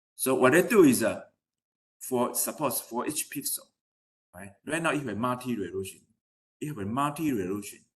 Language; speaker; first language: English; non-native, fluent; Chinese